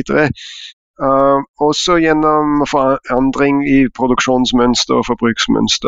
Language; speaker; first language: Norwegian; non-native, fluent; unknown